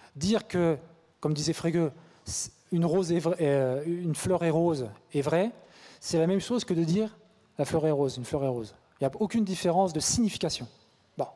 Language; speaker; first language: French; native; French